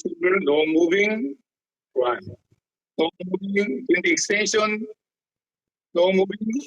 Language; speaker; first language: English; non-native, learner; Korean